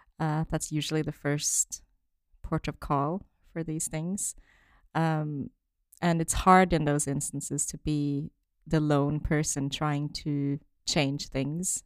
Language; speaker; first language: English; non-native, fluent; French